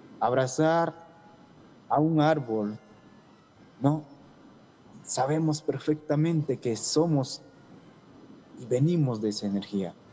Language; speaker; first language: Spanish; non-native, local second language; Shipibo-Conibo